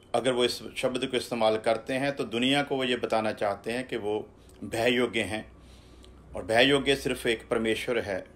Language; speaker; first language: Hindi; non-native, local second language; Punjabi